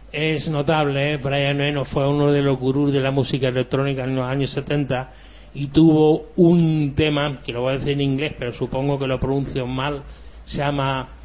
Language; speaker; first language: Spanish; early bilingual, other home language; German